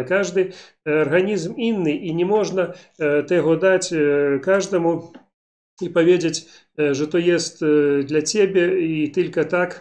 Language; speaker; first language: Polish; non-native, learner; Belarusian